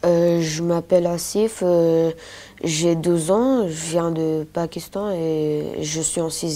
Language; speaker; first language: French; non-native, learner; Urdu